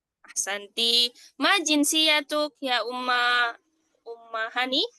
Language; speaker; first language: Arabic; non-native, fluent; Indonesian